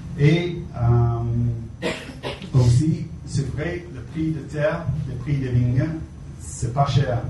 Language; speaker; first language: French; non-native, fluent; English